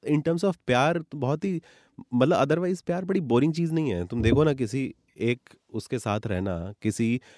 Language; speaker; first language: Hindi; native; Hindi